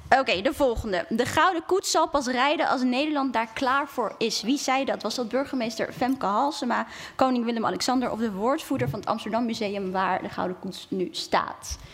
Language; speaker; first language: Dutch; native; Dutch